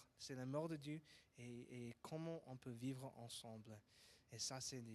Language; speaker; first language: French; non-native, fluent; English